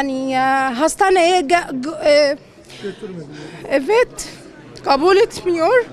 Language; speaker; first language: Turkish; non-native, learner; Arabic